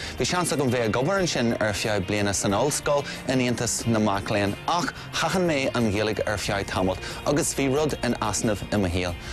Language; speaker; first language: Irish; non-native, local second language; English